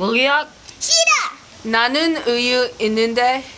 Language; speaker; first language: Korean; non-native, learner; English